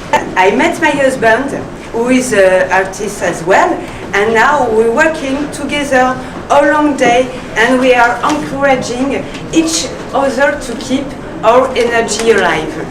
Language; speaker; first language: English; non-native, learner; French